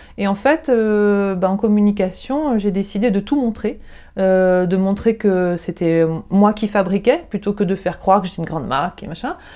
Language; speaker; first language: French; native; French